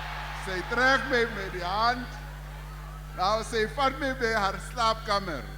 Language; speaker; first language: Afrikaans; non-native, local second language; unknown